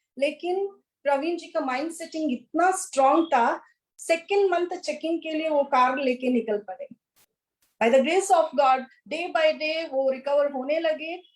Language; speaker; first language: Hindi; non-native, local second language; Kannada